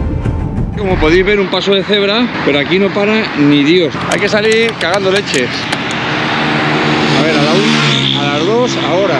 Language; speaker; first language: Spanish; native; Spanish